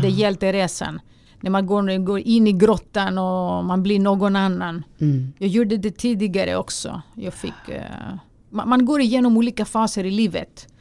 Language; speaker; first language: Swedish; non-native, fluent; Greek